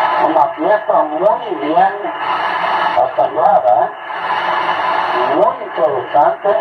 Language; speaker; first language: Spanish; non-native, learner; Portuguese